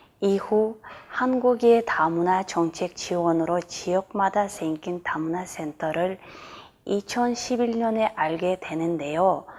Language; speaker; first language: Korean; non-native, fluent; Kyrgyz